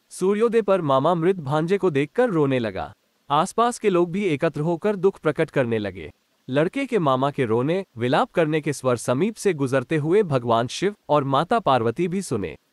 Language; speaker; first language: Hindi; non-native, local second language; Gujarati